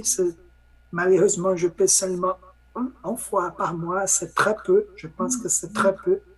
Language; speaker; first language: French; non-native, learner; Portuguese